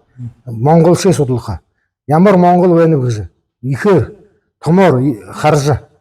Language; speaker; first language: Mongolian; non-native, learner; Buriat